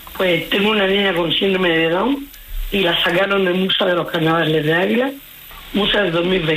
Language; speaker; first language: Spanish; native; Spanish